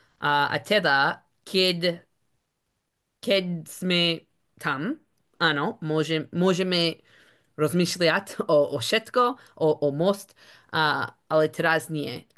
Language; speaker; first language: Slovak; non-native, learner; English